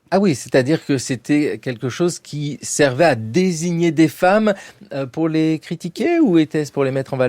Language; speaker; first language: French; native; French